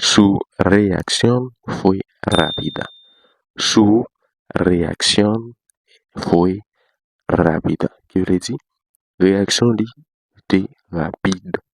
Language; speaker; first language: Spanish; non-native, learner; Haitian Creole